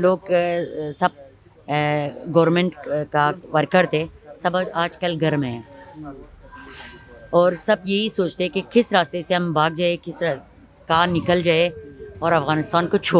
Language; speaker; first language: Hindi; non-native, fluent; Pashto